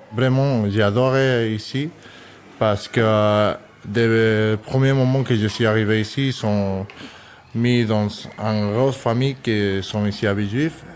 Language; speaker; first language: French; non-native, fluent; Spanish